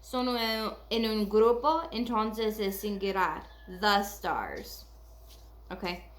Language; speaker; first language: Spanish; non-native, learner; English